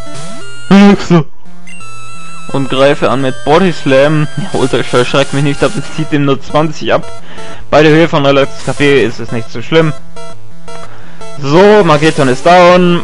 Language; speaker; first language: German; native; German